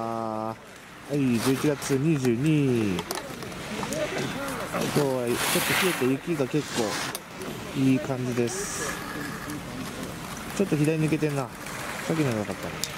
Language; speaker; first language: Japanese; native; Japanese